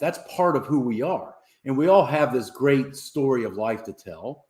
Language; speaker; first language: English; native; English